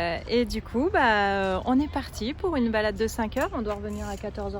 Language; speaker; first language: French; native; French